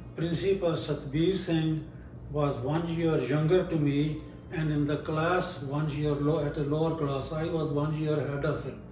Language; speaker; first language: English; non-native, local second language; Punjabi